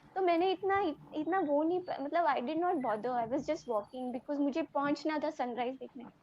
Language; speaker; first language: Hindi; non-native, local second language; Telugu